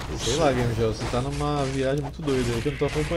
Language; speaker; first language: Portuguese; native; Portuguese